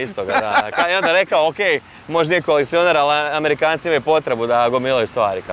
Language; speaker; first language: Serbian; native; Serbian